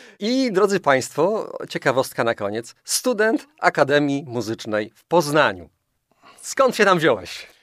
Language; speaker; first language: Polish; native; Polish